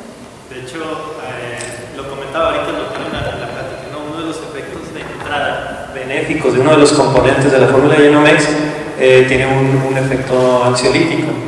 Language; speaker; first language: Spanish; native; Spanish